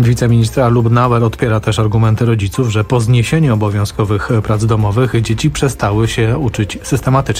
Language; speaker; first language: Polish; native; Polish